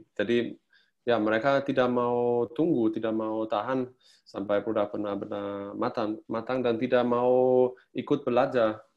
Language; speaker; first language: Indonesian; non-native, fluent; German